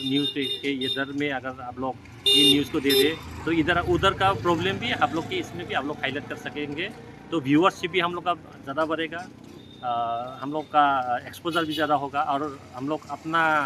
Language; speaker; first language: Hindi; non-native, local second language; Bodo